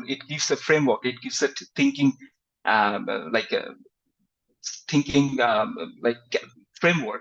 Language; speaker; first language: English; non-native, fluent; Bangla